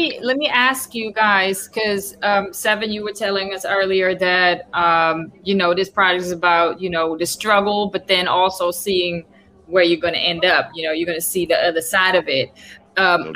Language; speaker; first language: English; non-native, fluent; Dutch